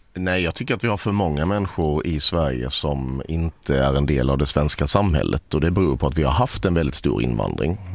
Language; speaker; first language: Swedish; native; Swedish